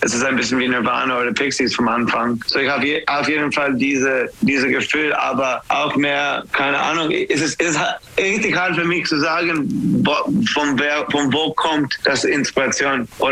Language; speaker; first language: German; non-native, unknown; English